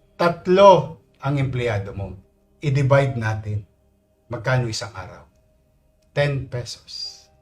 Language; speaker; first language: Filipino; native; Filipino